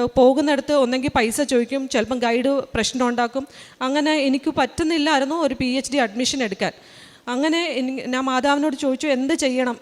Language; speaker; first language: Malayalam; early bilingual, heritage; Malayalam